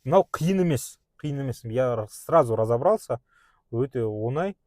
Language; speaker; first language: Russian; non-native, local second language; Kazakh